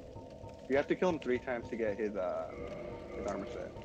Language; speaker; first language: English; native; English